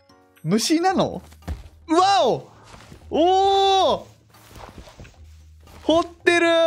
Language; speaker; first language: Japanese; native; Japanese